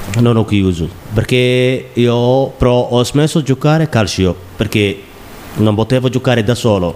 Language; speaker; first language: Italian; non-native, learner; Somali